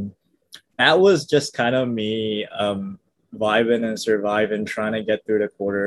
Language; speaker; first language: English; native; English